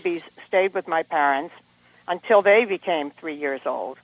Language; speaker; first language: English; native; English